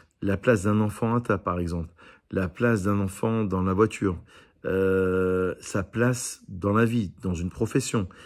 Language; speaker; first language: French; native; French